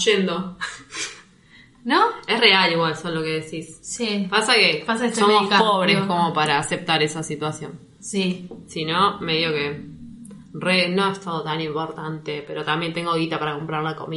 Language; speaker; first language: Spanish; native; Spanish